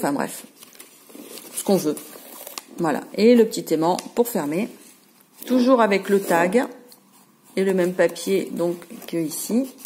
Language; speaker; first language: French; native; French